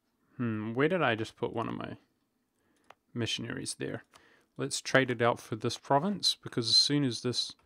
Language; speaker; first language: English; native; English